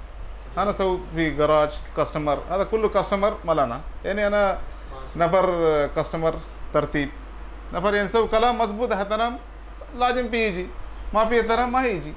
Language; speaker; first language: Arabic; non-native, learner; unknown